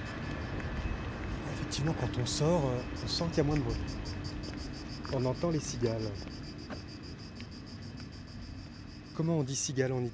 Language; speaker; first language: French; native; French